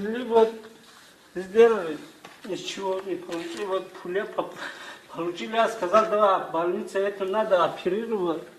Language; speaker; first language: Russian; non-native, learner; Tajik